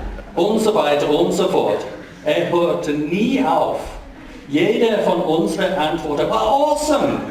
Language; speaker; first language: German; non-native, fluent; English